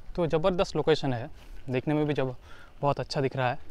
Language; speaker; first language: Hindi; native; Hindi